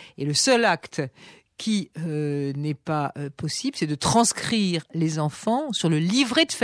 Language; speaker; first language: French; native; French